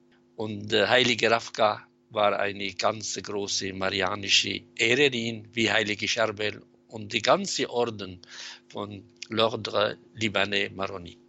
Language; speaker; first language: German; non-native, fluent; Arabic